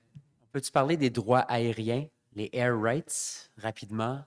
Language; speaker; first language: French; native; French